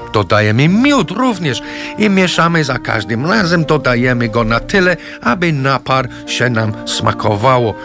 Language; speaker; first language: Polish; non-native, fluent; English